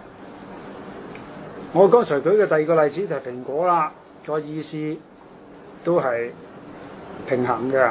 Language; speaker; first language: Chinese; non-native, local second language; Cantonese